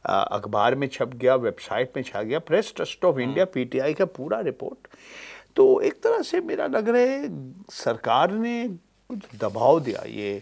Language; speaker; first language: Hindi; native; Hindi